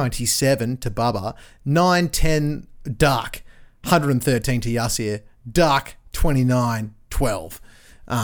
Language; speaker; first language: English; native; English